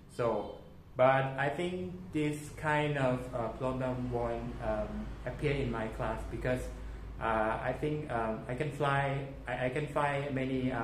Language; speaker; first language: English; non-native, fluent; Thai